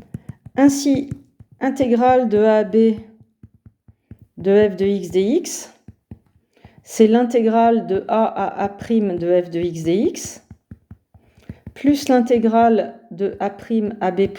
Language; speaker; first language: French; native; French